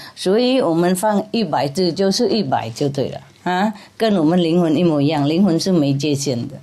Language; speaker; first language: Chinese; non-native, fluent; Vietnamese